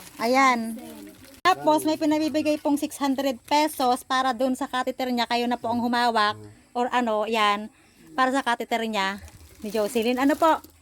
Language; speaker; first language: Filipino; native; Filipino